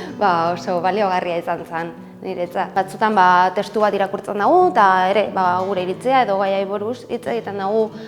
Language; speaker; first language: Basque; non-native, local second language; Spanish